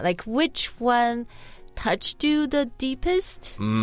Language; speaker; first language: English; non-native, fluent; Chinese